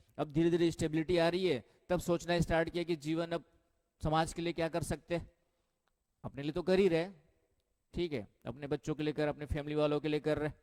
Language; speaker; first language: Hindi; native; Hindi